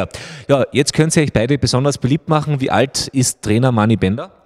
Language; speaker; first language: German; native; German